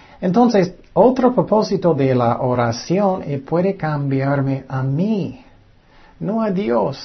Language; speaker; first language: Spanish; non-native, fluent; English